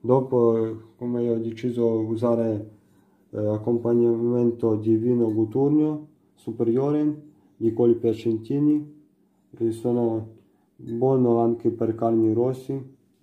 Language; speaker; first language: Italian; non-native, learner; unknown